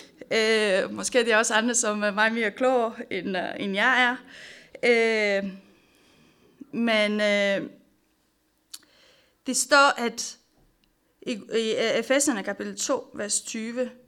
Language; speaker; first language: Danish; non-native, fluent; Romanian